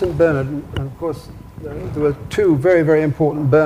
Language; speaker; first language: English; native; English